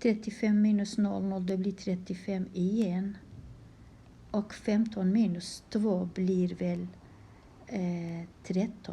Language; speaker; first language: Swedish; non-native, fluent; Kurdish